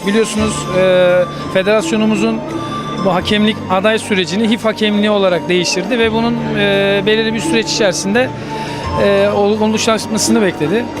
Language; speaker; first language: Turkish; native; Turkish